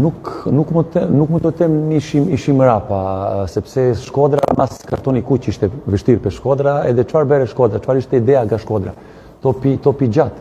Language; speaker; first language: Albanian; non-native, learner; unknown